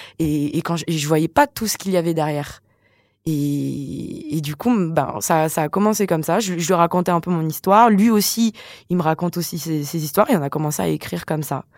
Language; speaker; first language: French; non-native, local second language; Malagasy